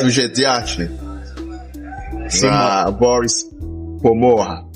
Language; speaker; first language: Ukrainian; non-native, learner; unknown